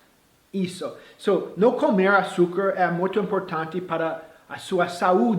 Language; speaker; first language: Portuguese; non-native, fluent; English